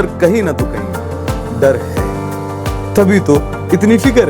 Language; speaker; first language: Hindi; native; Hindi